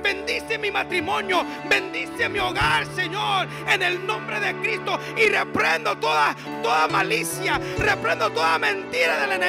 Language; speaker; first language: Spanish; early bilingual, heritage; Spanish